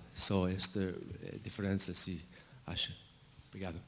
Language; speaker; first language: Portuguese; non-native, fluent; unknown